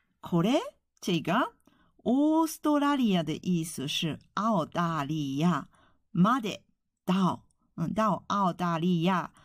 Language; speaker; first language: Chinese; non-native, fluent; Japanese